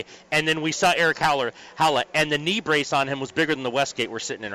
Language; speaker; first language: English; native; English